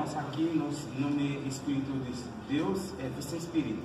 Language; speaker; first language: Portuguese; non-native, learner; Haitian Creole